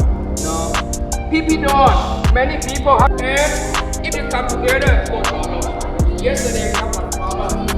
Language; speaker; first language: English; non-native, learner; Thai